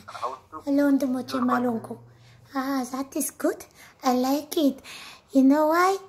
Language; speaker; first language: English; non-native, learner; Amharic